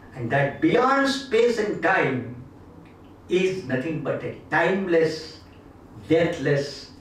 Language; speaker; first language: English; non-native, local second language; Marathi